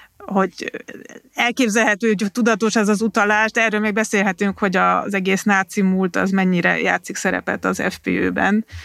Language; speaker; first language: Hungarian; early bilingual, heritage; Hungarian